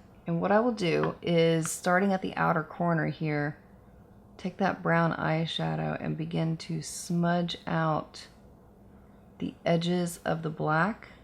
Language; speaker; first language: English; native; English